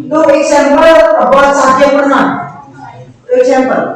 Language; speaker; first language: English; non-native, learner; Indonesian